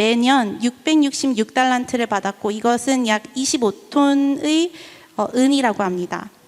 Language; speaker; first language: Korean; native; Korean